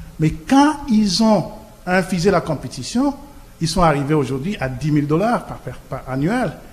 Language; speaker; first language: French; non-native, local second language; Lingala